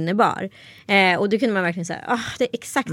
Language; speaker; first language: Swedish; native; Swedish